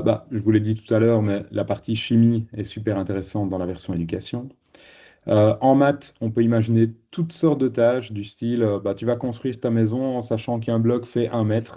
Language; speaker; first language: French; native; French